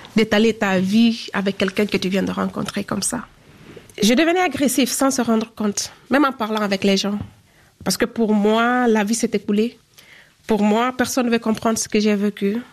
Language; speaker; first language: French; non-native, local second language; Fula